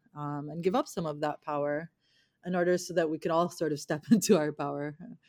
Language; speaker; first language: English; native; English